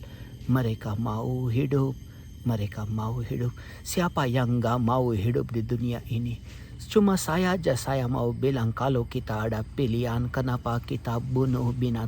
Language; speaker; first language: Indonesian; non-native, fluent; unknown